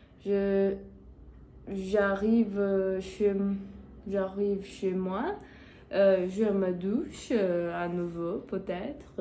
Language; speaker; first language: French; non-native, learner; Portuguese